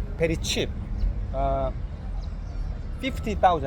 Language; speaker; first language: English; non-native, learner; Korean